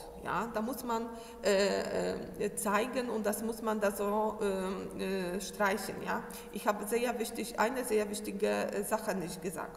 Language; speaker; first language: German; non-native, learner; Polish